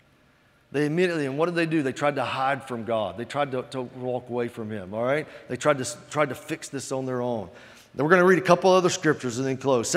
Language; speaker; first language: English; native; English